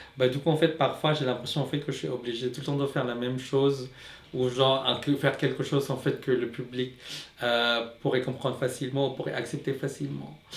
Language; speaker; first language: French; non-native, fluent; Filipino